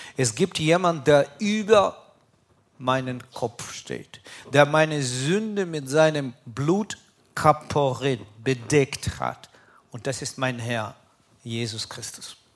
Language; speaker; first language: German; non-native, fluent; Russian